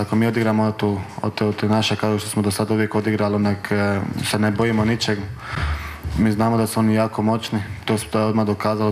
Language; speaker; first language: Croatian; early bilingual, heritage; Croatian